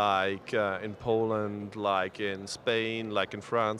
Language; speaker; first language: English; non-native, fluent; German